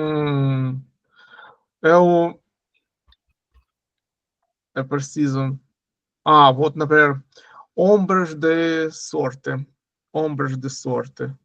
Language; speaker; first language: Portuguese; non-native, learner; Russian